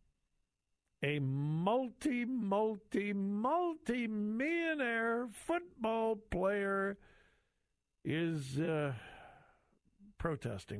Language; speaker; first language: English; native; English